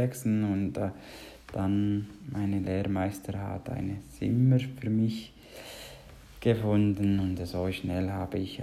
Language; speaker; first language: German; non-native, learner; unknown